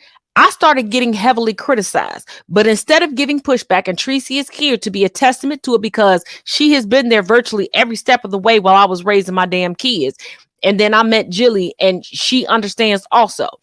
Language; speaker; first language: English; native; English